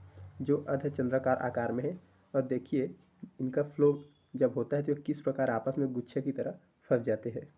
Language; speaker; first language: Hindi; native; Hindi